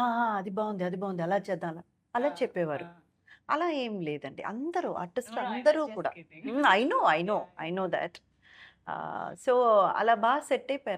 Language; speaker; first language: Telugu; native; Telugu